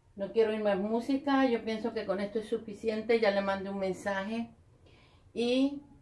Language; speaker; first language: Spanish; native; Spanish